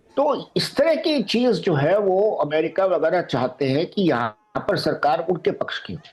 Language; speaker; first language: Hindi; native; Hindi